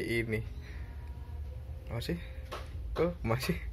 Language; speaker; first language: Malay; non-native, local second language; Sundanese